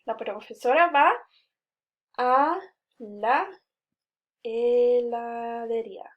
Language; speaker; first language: Spanish; non-native, fluent; English